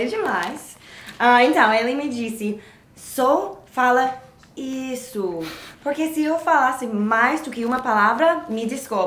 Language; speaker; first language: Portuguese; non-native, learner; English